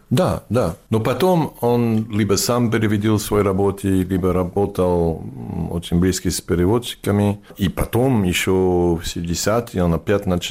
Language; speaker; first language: Russian; non-native, fluent; English